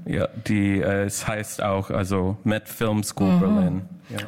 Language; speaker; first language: German; non-native, learner; English